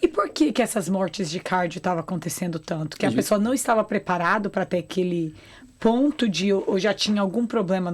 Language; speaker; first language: Portuguese; native; Portuguese